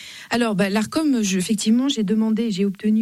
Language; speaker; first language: French; native; French